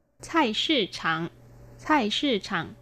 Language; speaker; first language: Chinese; non-native, fluent; Vietnamese